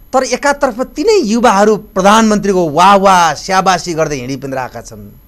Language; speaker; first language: Nepali; native; Nepali